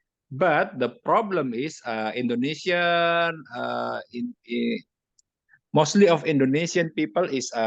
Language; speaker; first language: English; non-native, learner; Indonesian